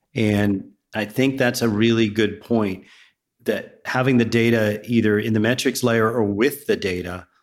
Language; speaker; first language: English; native; English